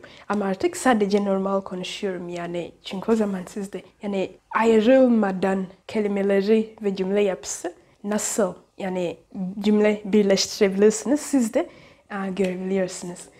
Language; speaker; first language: Turkish; non-native, fluent; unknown